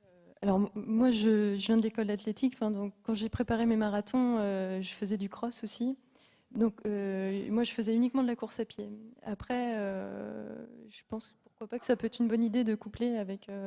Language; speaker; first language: French; native; French